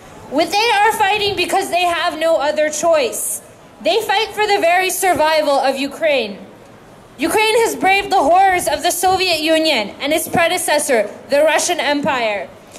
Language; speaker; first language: English; early bilingual, other home language; Ukrainian